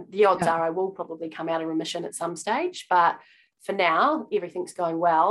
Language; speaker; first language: English; native; English